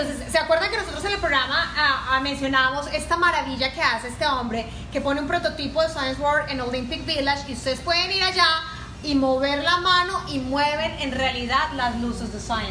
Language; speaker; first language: Spanish; native; Spanish